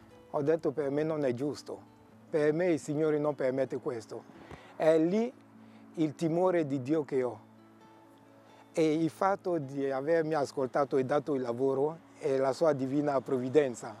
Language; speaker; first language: Italian; non-native, fluent; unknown